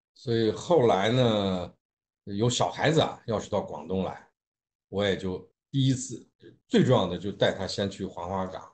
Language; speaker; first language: Chinese; native; Chinese